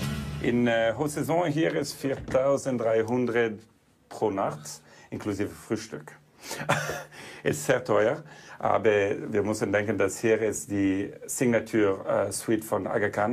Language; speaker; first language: German; non-native, fluent; Italian